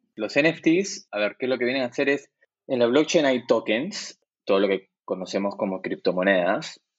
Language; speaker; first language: Spanish; native; Spanish